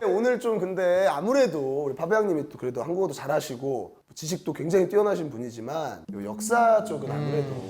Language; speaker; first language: Korean; native; Korean